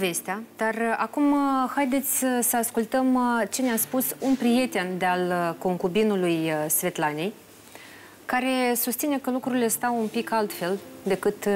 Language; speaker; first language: Romanian; native; Romanian